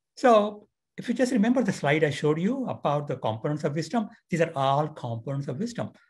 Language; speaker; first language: English; non-native, local second language; Marathi